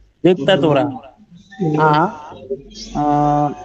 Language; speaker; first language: Italian; non-native, learner; Bangla